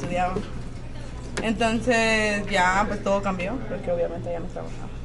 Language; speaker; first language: Spanish; native; Spanish